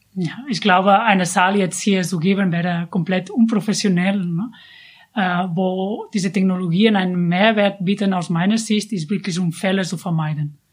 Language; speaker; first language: German; non-native, fluent; Catalan